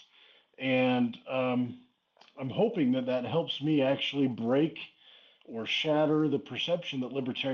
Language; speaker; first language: English; native; English